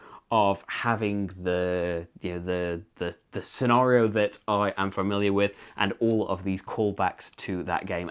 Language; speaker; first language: English; native; English